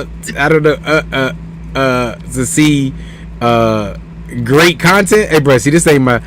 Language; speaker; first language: English; native; English